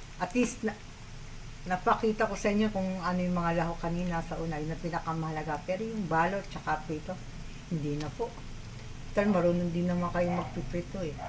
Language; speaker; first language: Filipino; native; Filipino